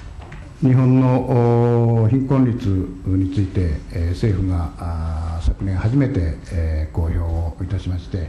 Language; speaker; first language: Japanese; native; Japanese